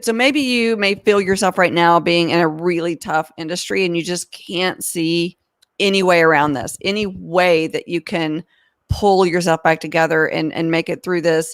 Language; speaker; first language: English; native; English